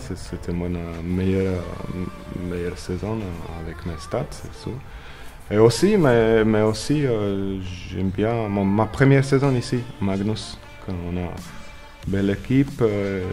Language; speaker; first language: French; non-native, learner; Slovak